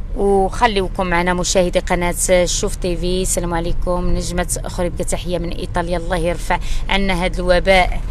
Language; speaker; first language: Arabic; non-native, local second language; Central Atlas Tamazight